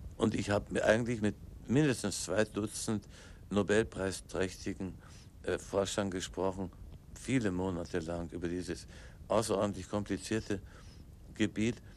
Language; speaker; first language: German; non-native, local second language; English